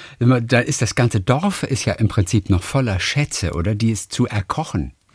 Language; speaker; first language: German; native; German